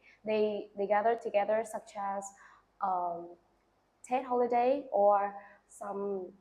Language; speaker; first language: English; non-native, learner; Vietnamese